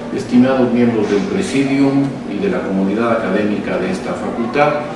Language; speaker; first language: Spanish; native; Spanish